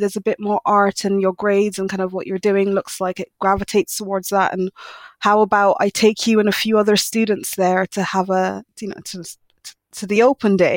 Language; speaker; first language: English; native; English